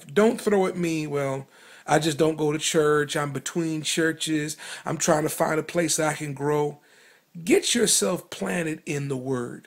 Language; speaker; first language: English; native; English